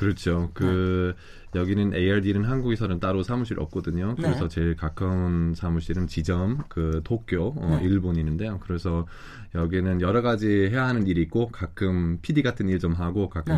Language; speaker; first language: Korean; non-native, fluent; German